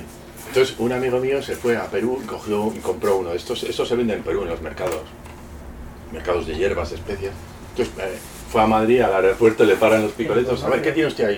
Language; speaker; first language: Spanish; native; Spanish